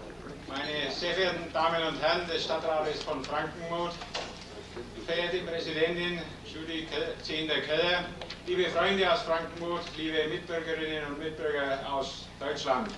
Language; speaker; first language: German; native; German